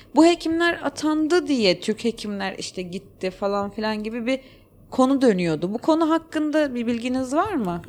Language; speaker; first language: Turkish; native; Turkish